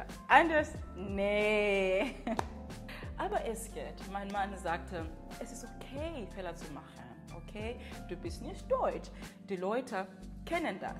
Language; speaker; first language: German; non-native, learner; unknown